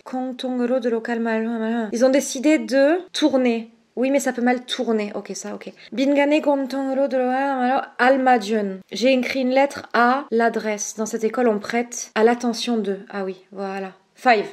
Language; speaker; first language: French; native; French